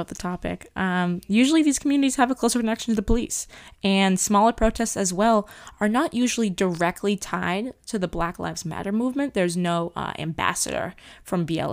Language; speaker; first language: English; native; English